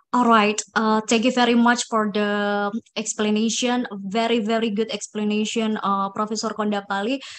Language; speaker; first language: English; non-native, fluent; Indonesian